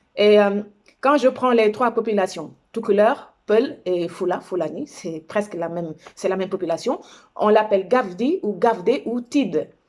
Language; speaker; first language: French; non-native, local second language; Wolof